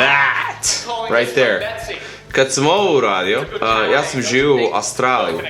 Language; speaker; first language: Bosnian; early bilingual, heritage; English